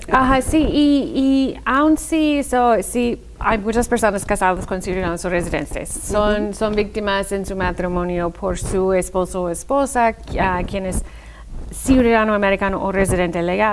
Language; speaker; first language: Spanish; non-native, fluent; English